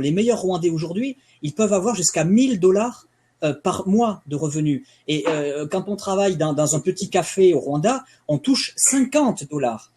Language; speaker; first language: French; native; French